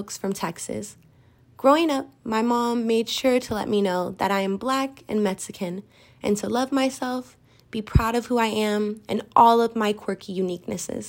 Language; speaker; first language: English; native; English